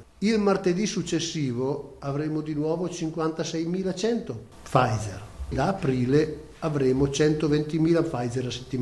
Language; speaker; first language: Italian; native; Italian